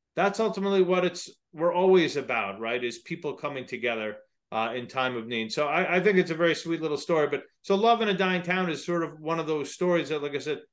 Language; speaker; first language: English; native; English